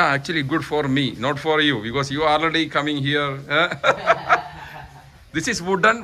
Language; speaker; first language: English; non-native, fluent; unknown